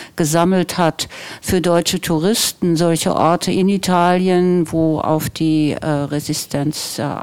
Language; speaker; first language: German; non-native, fluent; Italian